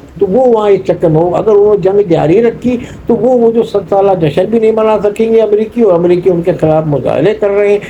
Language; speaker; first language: Urdu; non-native, local second language; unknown